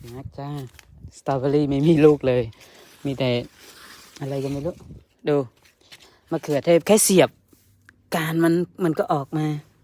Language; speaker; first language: Thai; native; Thai